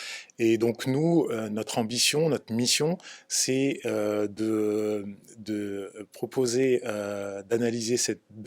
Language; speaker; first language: French; native; French